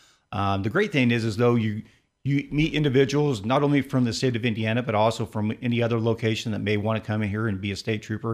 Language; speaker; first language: English; native; English